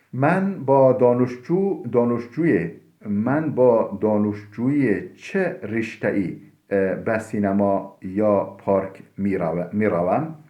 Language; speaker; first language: Persian; non-native, fluent; Turkish